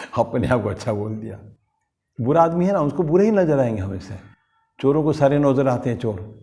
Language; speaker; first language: Hindi; non-native, local second language; Bangla